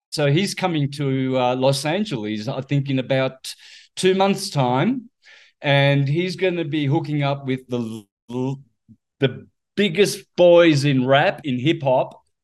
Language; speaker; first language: English; native; English